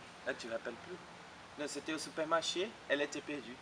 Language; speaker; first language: French; non-native, fluent; Portuguese